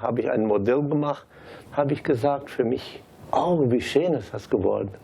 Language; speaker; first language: German; early bilingual, heritage; German